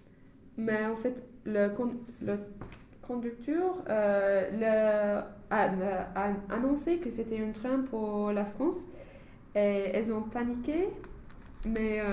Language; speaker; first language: French; non-native, learner; English